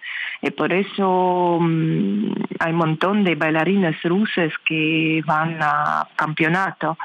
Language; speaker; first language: Spanish; non-native, learner; Russian